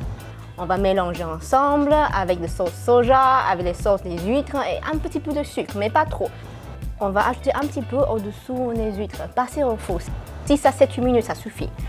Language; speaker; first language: French; non-native, fluent; Chinese